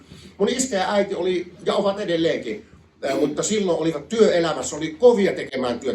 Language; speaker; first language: Finnish; native; Finnish